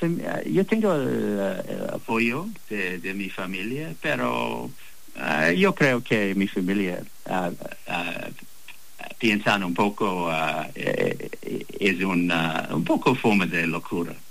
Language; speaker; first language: Spanish; non-native, learner; English